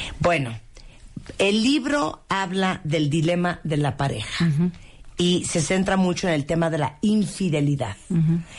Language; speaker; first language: Spanish; native; Spanish